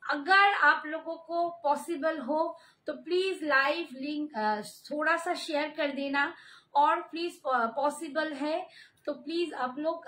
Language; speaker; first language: Hindi; non-native, local second language; Bangla